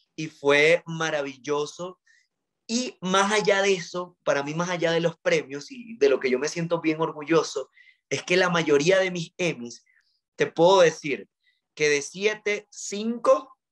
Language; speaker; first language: Spanish; native; Spanish